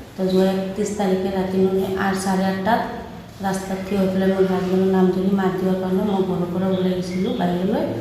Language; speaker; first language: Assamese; non-native, local second language; Bangla